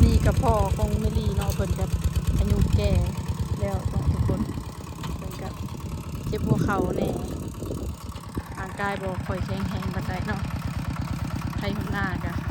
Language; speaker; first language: Thai; non-native, local second language; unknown